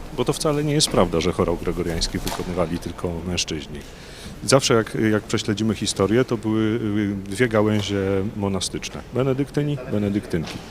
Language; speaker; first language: Polish; native; Polish